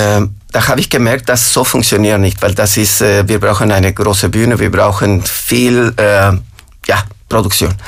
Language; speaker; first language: German; non-native, fluent; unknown